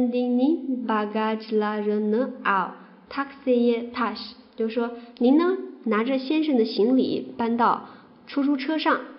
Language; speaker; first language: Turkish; non-native, fluent; Chinese